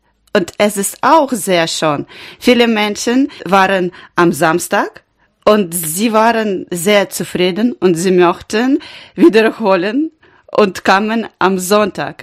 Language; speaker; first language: German; non-native, learner; Ukrainian